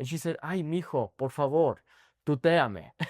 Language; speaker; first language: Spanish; non-native, fluent; English